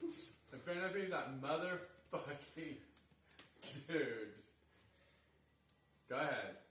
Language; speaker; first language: English; native; English